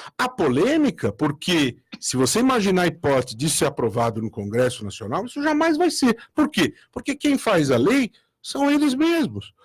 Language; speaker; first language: Portuguese; native; Portuguese